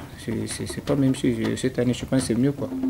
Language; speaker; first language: French; non-native, learner; English